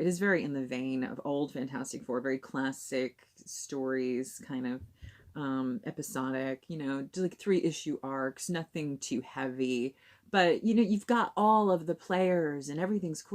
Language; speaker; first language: English; native; English